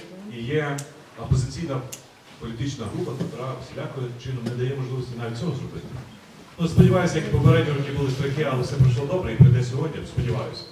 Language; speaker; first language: Ukrainian; native; Ukrainian